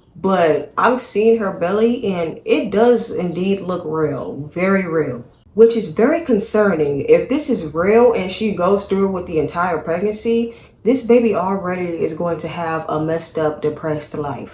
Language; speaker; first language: English; native; English